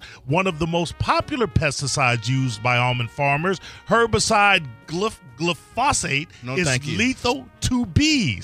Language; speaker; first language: English; native; English